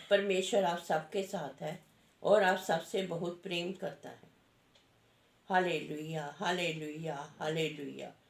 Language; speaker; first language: Hindi; non-native, local second language; Punjabi